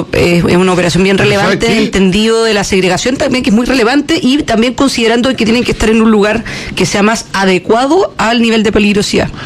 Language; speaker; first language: Spanish; native; Spanish